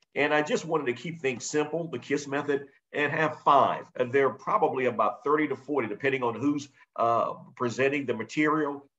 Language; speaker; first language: English; native; English